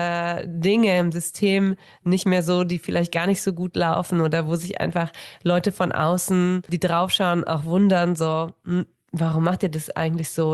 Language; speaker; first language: German; native; German